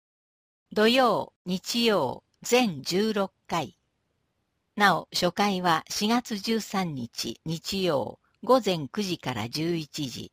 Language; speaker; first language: Japanese; native; Japanese